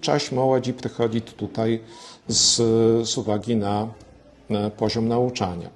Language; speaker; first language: Polish; non-native, local second language; Belarusian